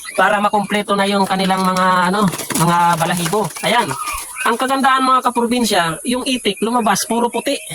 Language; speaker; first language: Filipino; non-native, local second language; Bikol